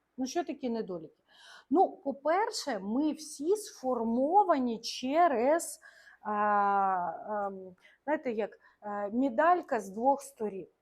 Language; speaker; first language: Ukrainian; non-native, local second language; Russian